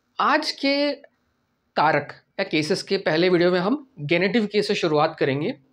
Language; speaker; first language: Hindi; native; Hindi